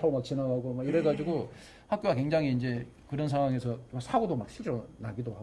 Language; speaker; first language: Korean; native; Korean